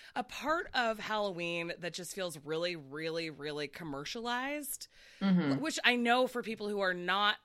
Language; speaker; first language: English; native; English